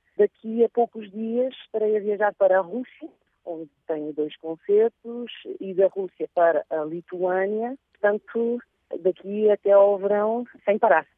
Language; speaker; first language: Portuguese; non-native, local second language; Kabuverdianu